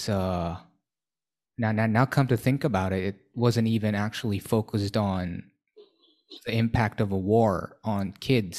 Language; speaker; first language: English; non-native, local second language; Filipino